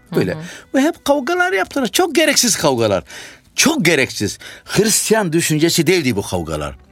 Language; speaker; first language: Turkish; non-native, fluent; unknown